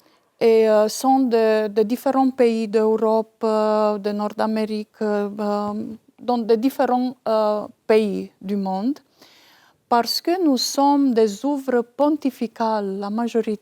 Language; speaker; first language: French; non-native, fluent; Romanian